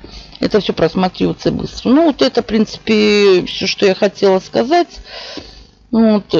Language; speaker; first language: Russian; native; Russian